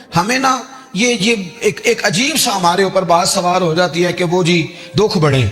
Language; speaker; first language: Urdu; non-native, local second language; Punjabi